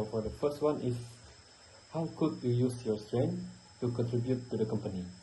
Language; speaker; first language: English; non-native, learner; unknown